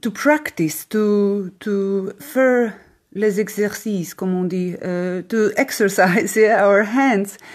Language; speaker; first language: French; non-native, learner; Polish